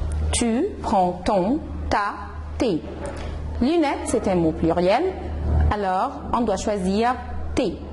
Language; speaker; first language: French; non-native, fluent; Arabic